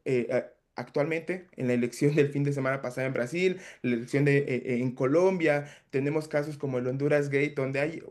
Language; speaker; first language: Spanish; native; Spanish